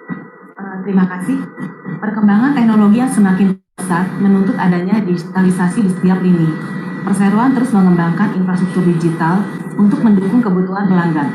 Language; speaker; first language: Indonesian; native; Indonesian